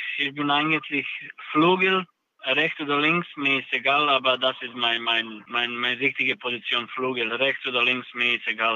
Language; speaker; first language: German; non-native, learner; Serbian